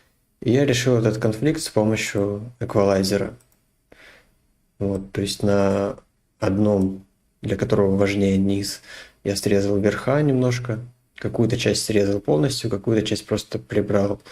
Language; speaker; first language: Russian; native; Russian